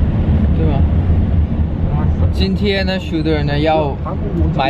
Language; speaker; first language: Chinese; non-native, learner; Thai